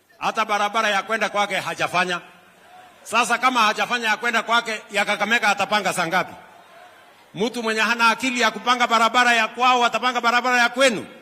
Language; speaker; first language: Swahili; non-native, local second language; Kalenjin